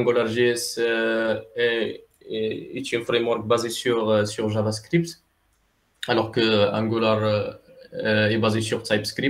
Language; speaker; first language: French; non-native, local second language; Arabic